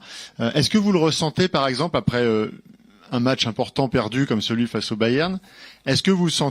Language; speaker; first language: French; native; French